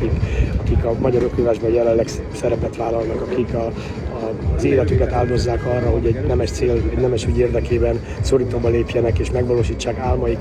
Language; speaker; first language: Hungarian; native; Hungarian